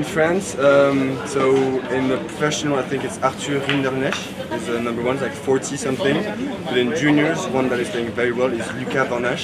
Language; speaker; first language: English; non-native, fluent; French